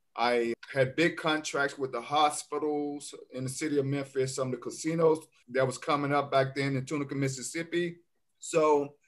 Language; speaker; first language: English; native; English